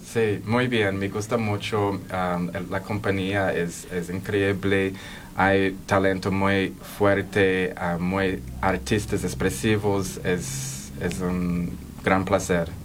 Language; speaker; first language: Spanish; non-native, learner; English